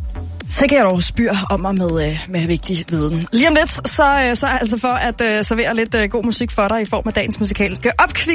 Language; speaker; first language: Danish; native; Danish